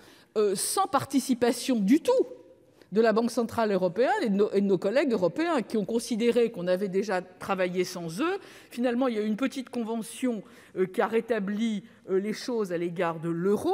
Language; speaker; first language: French; native; French